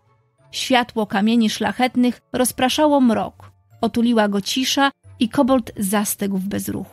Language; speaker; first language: Polish; native; Polish